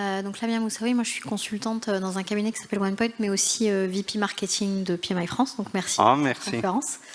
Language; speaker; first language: French; native; French